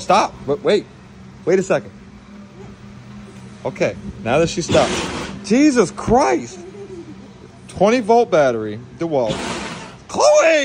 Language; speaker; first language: English; native; English